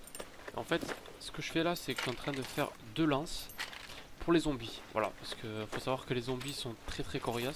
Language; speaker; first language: French; native; French